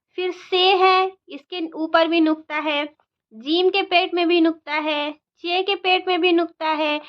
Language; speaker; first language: Hindi; native; Hindi